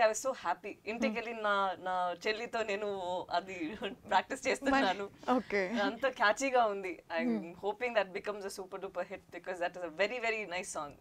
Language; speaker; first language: Telugu; non-native, learner; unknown